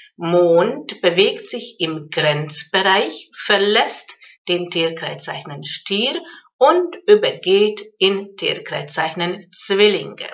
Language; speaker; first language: German; non-native, fluent; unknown